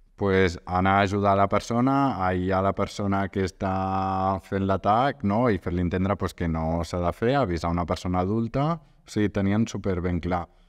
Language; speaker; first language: Catalan; non-native, local second language; Spanish